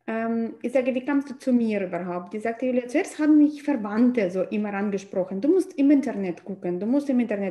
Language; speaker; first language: German; non-native, fluent; Russian